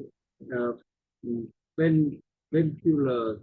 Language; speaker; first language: English; non-native, learner; Vietnamese